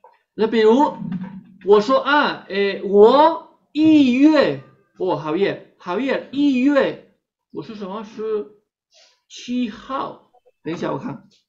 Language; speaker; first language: Chinese; non-native, fluent; Spanish